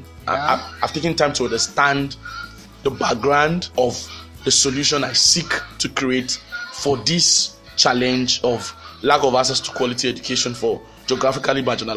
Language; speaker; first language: English; non-native, local second language; Yoruba